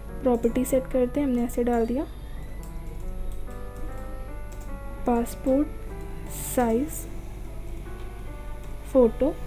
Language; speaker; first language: Hindi; native; Hindi